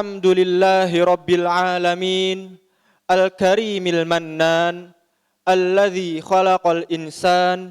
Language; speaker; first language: Arabic; non-native, fluent; Indonesian